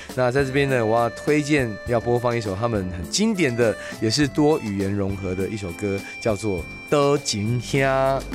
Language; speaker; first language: Chinese; non-native, local second language; Hakka Chinese